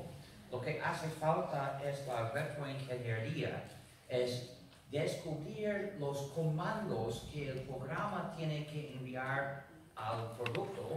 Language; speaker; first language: Spanish; non-native, fluent; English